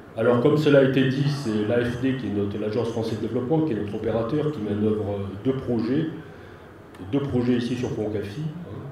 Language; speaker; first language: French; native; French